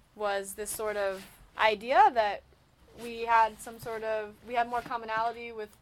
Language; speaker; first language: English; native; English